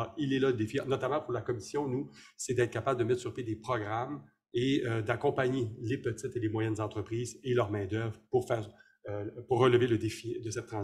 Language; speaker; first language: French; native; French